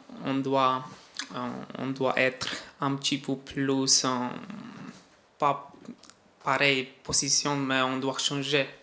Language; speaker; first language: French; non-native, fluent; Polish